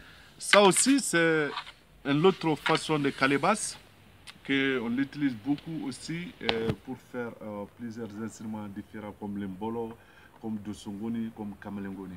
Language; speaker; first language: French; non-native, local second language; Bambara